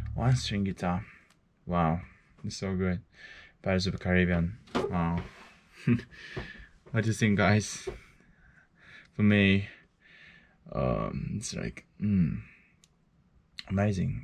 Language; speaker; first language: English; non-native, fluent; Japanese